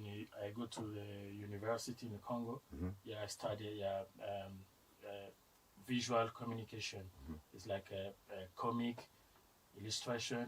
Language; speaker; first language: English; non-native, learner; French